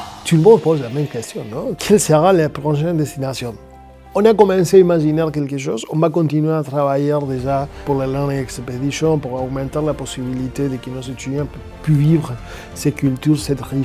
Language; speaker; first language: French; non-native, fluent; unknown